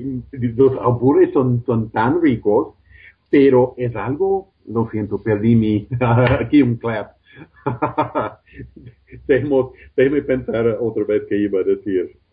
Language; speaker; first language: Spanish; non-native, fluent; English